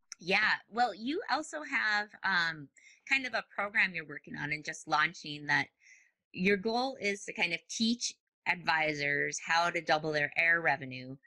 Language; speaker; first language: English; native; English